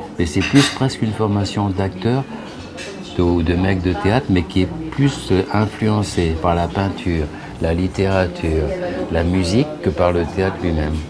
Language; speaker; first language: French; early bilingual, other home language; Spanish